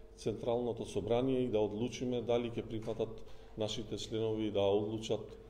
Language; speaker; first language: Macedonian; non-native, local second language; Albanian